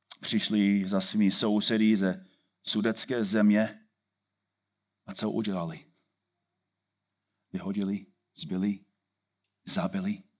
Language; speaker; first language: Czech; non-native, fluent; English